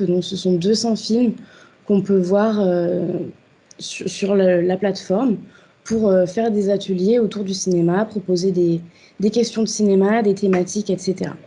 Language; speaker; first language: French; native; French